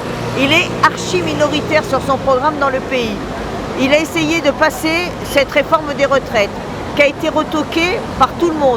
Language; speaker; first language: French; native; French